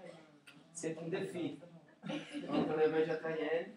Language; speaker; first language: French; non-native, learner; Portuguese